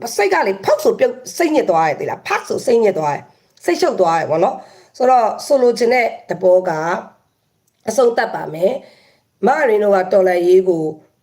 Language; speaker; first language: Burmese; native; Burmese